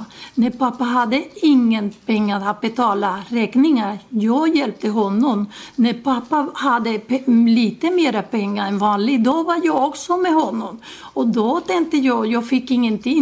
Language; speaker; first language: Swedish; non-native, fluent; Spanish